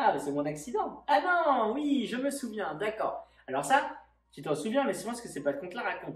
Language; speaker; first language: French; native; French